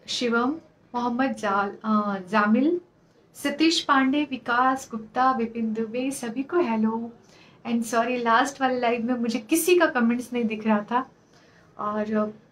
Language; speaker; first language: Hindi; native; Hindi